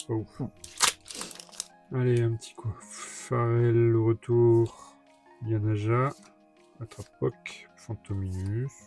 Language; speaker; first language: French; native; French